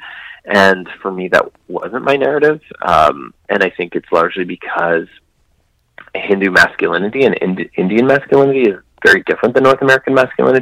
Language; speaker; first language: English; native; English